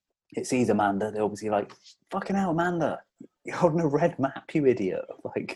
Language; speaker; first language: English; native; English